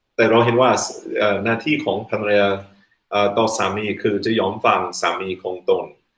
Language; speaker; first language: Thai; non-native, fluent; English